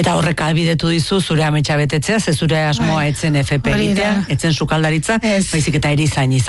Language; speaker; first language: Basque; native; Basque